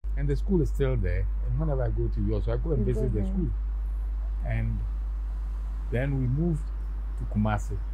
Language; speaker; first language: English; non-native, local second language; Akan